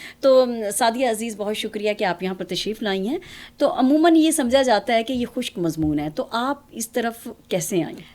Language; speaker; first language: Urdu; native; Urdu